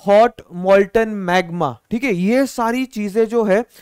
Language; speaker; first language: Hindi; non-native, local second language; Marathi